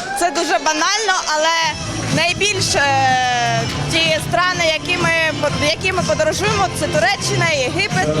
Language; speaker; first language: Ukrainian; non-native, local second language; Russian